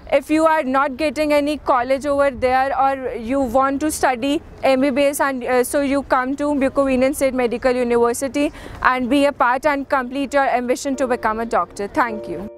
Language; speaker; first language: English; non-native, local second language; Hindi